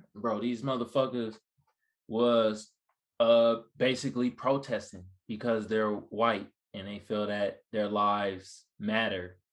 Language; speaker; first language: English; native; English